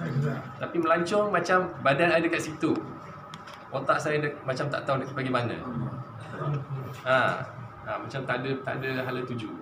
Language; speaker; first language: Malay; non-native, local second language; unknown